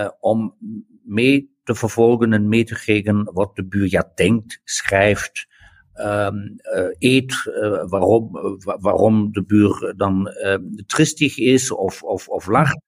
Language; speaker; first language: Dutch; non-native, learner; German